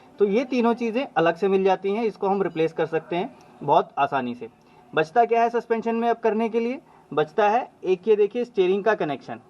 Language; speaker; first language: Hindi; native; Hindi